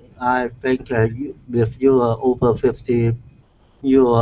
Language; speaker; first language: English; non-native, learner; Chinese